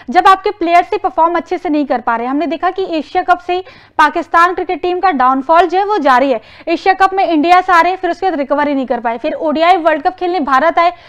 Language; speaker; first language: Hindi; native; Hindi